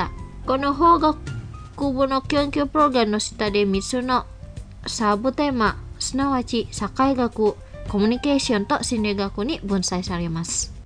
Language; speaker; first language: Japanese; non-native, fluent; Indonesian